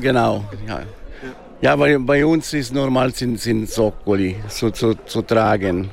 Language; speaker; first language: German; non-native, local second language; Italian